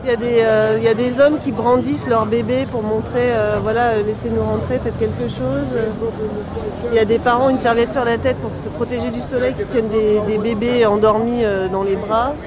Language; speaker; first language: French; native; French